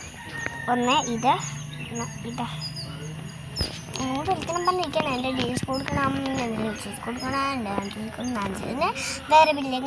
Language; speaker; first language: Malayalam; native; Malayalam